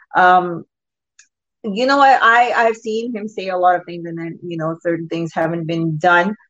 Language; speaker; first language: English; non-native, local second language; Urdu